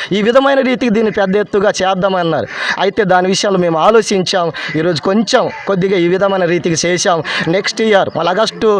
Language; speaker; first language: Telugu; non-native, local second language; Koya